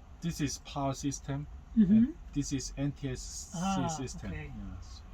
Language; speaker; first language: English; non-native, learner; Korean